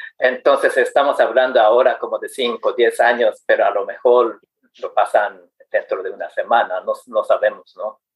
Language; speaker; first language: Spanish; non-native, fluent; Japanese